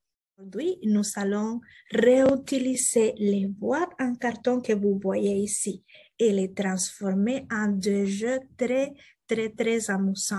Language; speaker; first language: French; non-native, fluent; Spanish